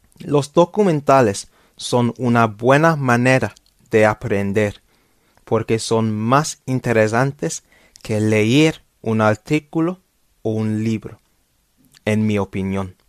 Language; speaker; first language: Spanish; non-native, fluent; English